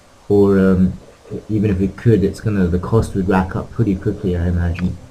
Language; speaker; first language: English; native; English